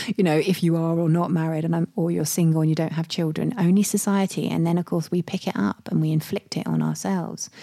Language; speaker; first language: English; native; English